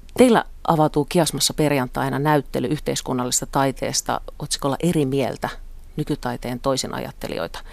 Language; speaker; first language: Finnish; native; Finnish